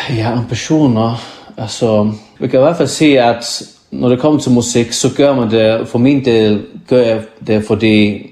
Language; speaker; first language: Danish; non-native, local second language; Faroese